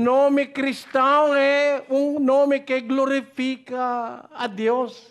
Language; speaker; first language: Portuguese; non-native, learner; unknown